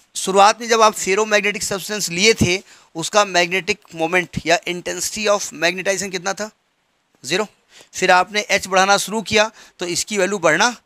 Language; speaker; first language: Hindi; native; Hindi